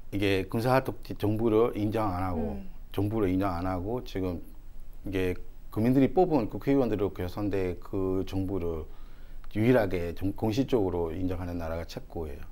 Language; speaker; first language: Korean; non-native, fluent; Burmese